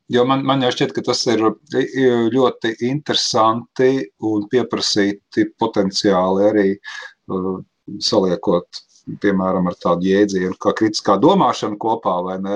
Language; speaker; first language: Latvian; native; Latvian